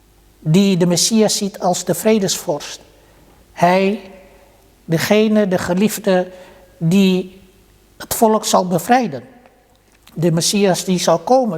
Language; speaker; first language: Dutch; early bilingual, other home language; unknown